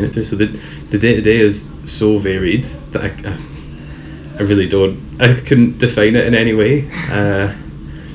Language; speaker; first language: English; native; English